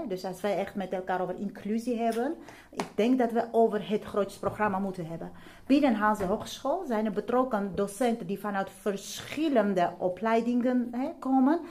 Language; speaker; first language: Dutch; non-native, fluent; Armenian